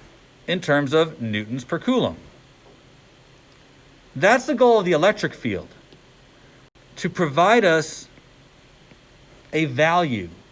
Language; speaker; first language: English; native; English